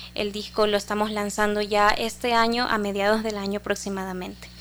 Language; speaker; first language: Spanish; native; Spanish